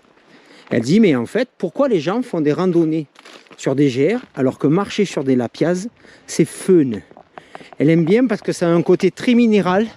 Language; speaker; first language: French; native; French